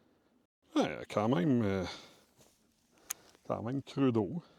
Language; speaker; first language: French; native; French